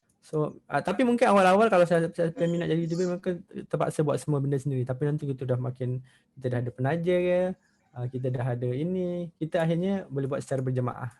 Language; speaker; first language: Malay; native; Malay